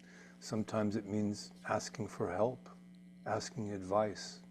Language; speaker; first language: English; native; English